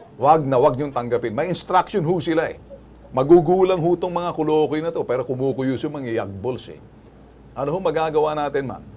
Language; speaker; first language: Filipino; native; Filipino